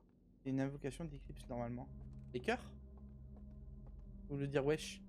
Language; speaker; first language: French; native; French